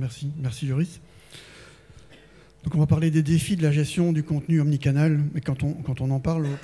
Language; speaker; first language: French; native; French